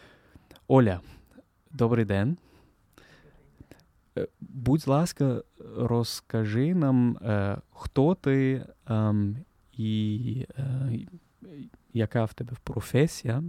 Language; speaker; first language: Ukrainian; non-native, learner; German